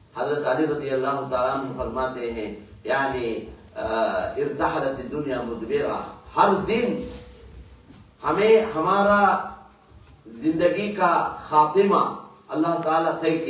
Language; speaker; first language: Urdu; non-native, fluent; Tamil